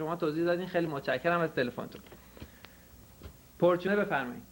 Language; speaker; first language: Persian; native; Persian